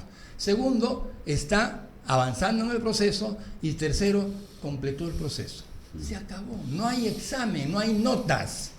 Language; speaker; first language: Spanish; native; Spanish